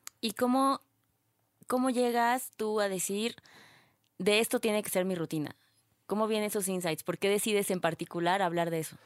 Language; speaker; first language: Spanish; native; Spanish